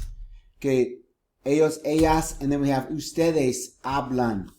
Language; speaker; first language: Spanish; non-native, fluent; English